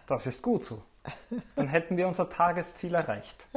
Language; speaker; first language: German; native; German